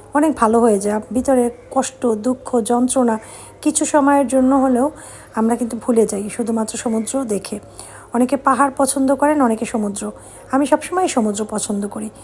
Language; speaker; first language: Bangla; early bilingual, heritage; Bangla